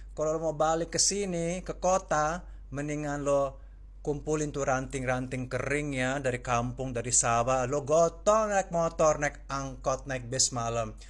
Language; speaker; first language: Indonesian; native; Indonesian